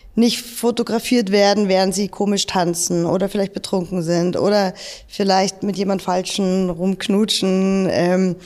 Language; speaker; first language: German; native; German